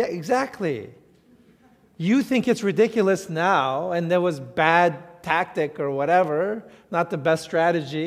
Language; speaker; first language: English; native; English